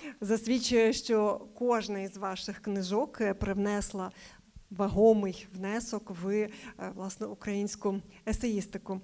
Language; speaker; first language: Ukrainian; native; Ukrainian